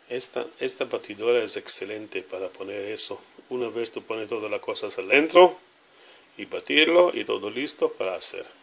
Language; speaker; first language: Spanish; non-native, learner; Hebrew